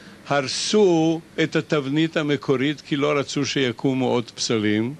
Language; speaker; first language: Hebrew; non-native, fluent; Hungarian